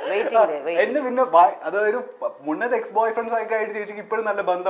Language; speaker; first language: Malayalam; native; Malayalam